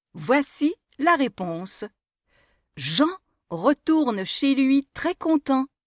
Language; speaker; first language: French; non-native, local second language; Arabic